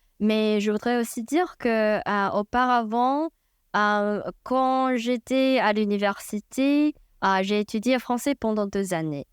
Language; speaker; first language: French; non-native, fluent; Chinese